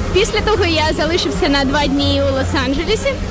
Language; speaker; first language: Ukrainian; native; Ukrainian